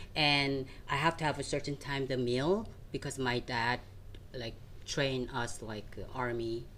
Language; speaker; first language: English; non-native, fluent; Korean